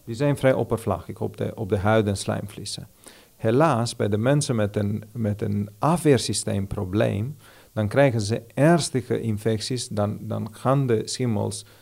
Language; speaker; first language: Dutch; non-native, fluent; Romanian